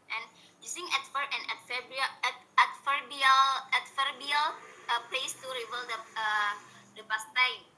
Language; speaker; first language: English; non-native, learner; Indonesian